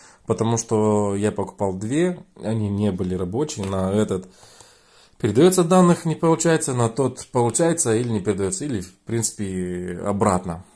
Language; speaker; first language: Russian; non-native, fluent; Romanian